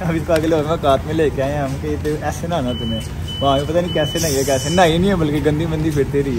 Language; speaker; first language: Urdu; non-native, local second language; Punjabi